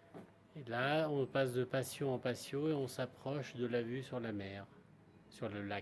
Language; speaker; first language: French; native; French